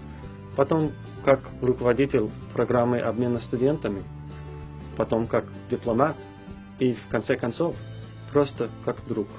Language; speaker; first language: Russian; non-native, fluent; English